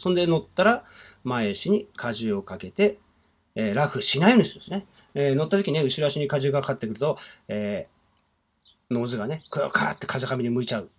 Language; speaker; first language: Japanese; native; Japanese